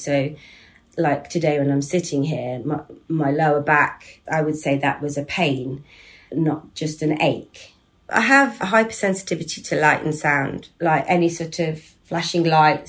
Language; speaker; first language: English; native; English